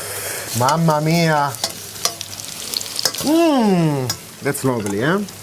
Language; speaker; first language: English; non-native, fluent; Italian